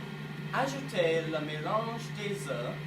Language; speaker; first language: French; non-native, learner; English